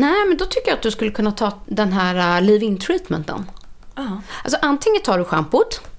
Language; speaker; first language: Swedish; native; Swedish